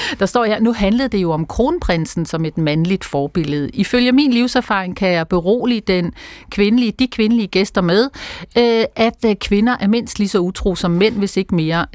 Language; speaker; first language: Danish; native; Danish